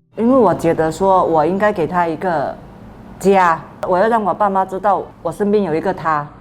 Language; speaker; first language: Chinese; non-native, local second language; Min Nan Chinese